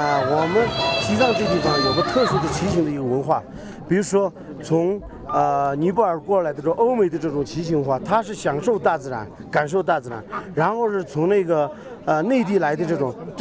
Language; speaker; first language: Chinese; non-native, local second language; Tibetan